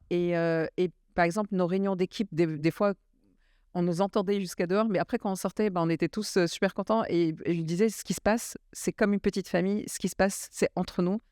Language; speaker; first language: French; early bilingual, other home language; Arabic